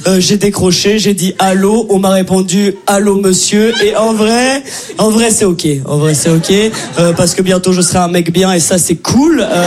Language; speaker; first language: French; native; French